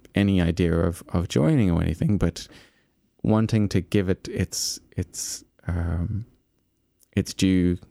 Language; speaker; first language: English; native; English